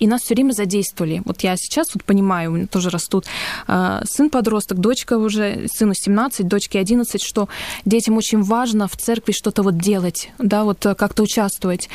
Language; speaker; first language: Russian; early bilingual, heritage; Russian